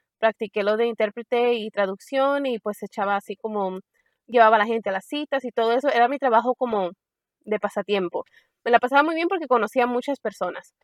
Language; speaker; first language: Spanish; early bilingual, heritage; Spanish